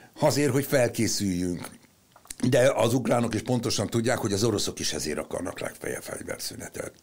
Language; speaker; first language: Hungarian; native; Hungarian